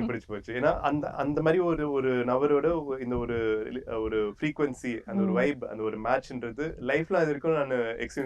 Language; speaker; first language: Tamil; native; Tamil